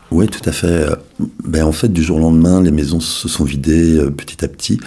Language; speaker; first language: French; native; French